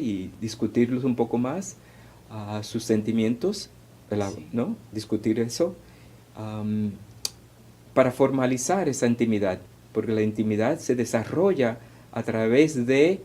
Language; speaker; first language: Spanish; early bilingual, heritage; Spanish